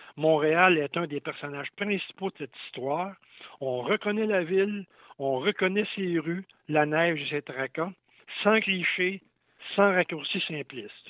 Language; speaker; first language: French; native; French